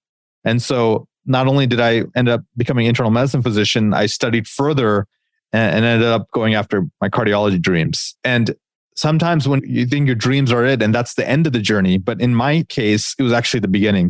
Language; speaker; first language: English; native; English